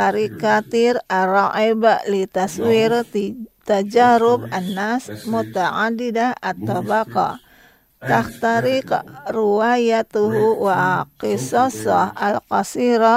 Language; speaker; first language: Arabic; non-native, learner; Indonesian